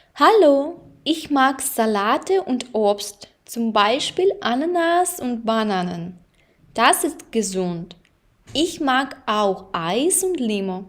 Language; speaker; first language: German; non-native, fluent; Ukrainian